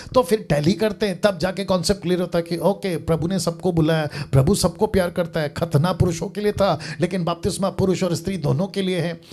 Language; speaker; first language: Hindi; native; Hindi